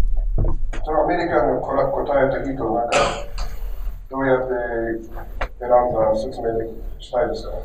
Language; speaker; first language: Japanese; non-native, learner; English